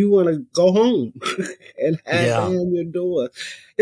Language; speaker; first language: English; native; English